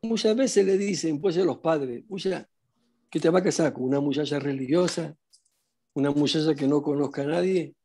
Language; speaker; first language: Spanish; non-native, fluent; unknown